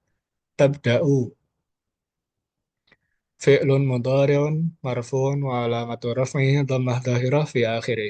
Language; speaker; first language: Arabic; non-native, learner; Indonesian